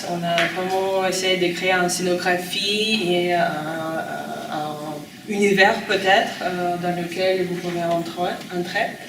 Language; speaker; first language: French; non-native, fluent; Russian